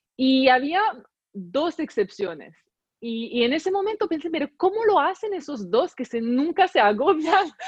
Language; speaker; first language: Spanish; non-native, fluent; Arabic